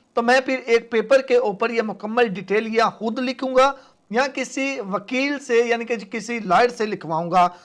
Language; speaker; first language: Urdu; non-native, local second language; Punjabi